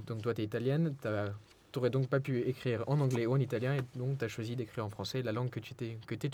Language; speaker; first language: French; non-native, fluent; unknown